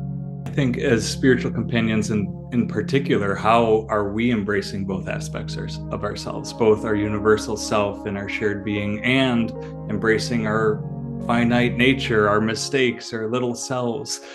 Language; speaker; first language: English; native; English